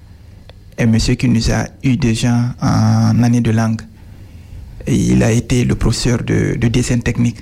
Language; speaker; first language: French; non-native, fluent; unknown